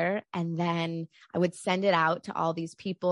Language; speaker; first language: English; native; English